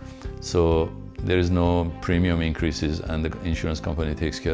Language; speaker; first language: English; native; English